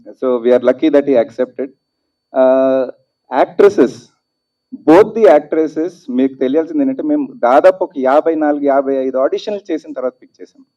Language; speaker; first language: Telugu; native; Telugu